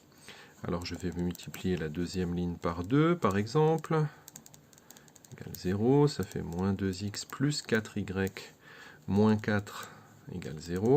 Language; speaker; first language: French; native; French